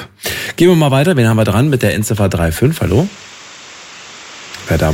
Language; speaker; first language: German; native; German